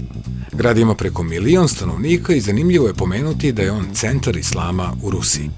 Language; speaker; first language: Bosnian; native; Bosnian